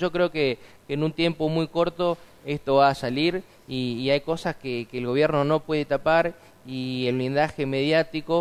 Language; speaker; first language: Spanish; native; Spanish